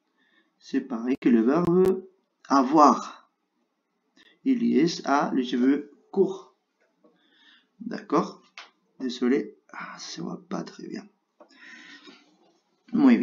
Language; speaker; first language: French; non-native, fluent; Spanish